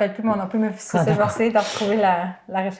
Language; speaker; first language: French; native; French